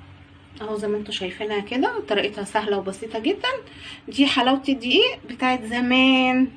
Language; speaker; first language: Arabic; native; Arabic